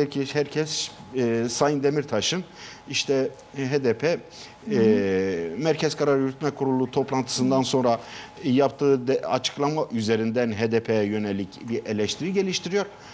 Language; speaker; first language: Turkish; non-native, local second language; Kurdish